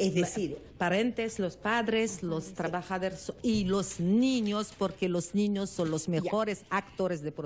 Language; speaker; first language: Spanish; non-native, learner; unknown